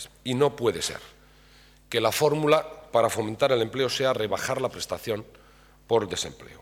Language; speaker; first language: Spanish; native; Spanish